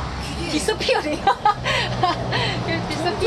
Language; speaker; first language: English; non-native, learner; Korean